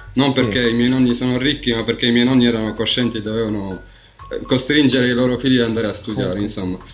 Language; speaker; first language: Italian; early bilingual, other home language; Arabic